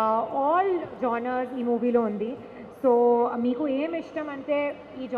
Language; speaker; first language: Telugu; non-native, learner; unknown